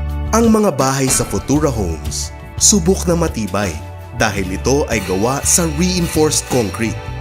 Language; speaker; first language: Filipino; native; Filipino